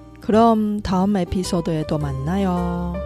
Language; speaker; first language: Korean; non-native, fluent; Chinese